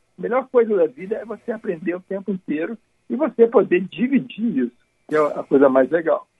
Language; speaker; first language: Portuguese; native; Portuguese